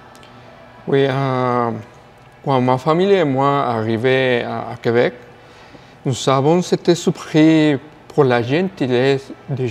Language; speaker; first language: French; non-native, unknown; Spanish